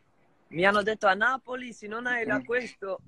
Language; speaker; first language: Italian; non-native, fluent; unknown